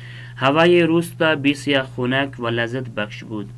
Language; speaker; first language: Persian; non-native, fluent; Urdu